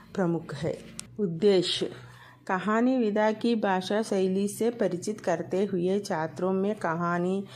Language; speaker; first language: Hindi; non-native, local second language; Telugu